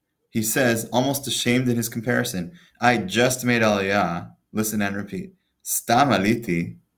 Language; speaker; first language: English; native; English